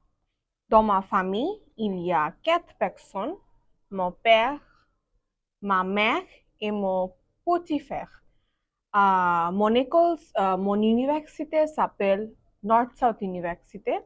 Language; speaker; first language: French; non-native, learner; Bangla